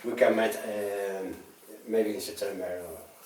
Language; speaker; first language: English; non-native, learner; Spanish